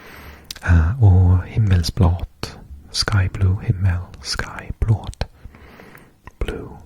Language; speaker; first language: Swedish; non-native, fluent; English